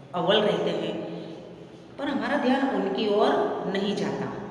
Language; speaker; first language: Hindi; non-native, local second language; Gujarati